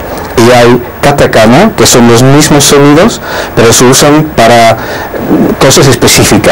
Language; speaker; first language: Spanish; non-native, fluent; Dutch